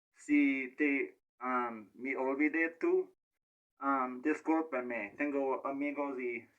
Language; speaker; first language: Spanish; non-native, learner; English